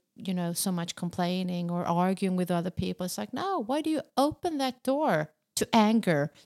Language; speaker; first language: English; non-native, fluent; Swedish